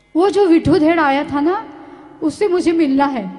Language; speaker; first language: Hindi; non-native, local second language; Marathi